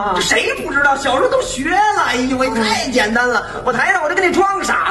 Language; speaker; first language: Chinese; native; Chinese